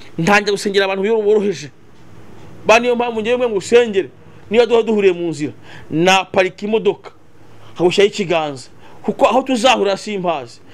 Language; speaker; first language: Kinyarwanda; native; Kinyarwanda